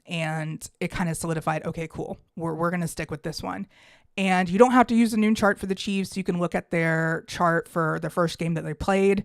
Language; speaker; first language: English; native; English